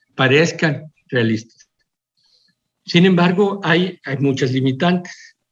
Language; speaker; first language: Spanish; native; Spanish